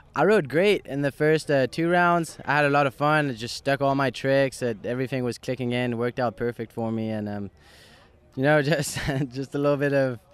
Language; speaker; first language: English; non-native, fluent; Japanese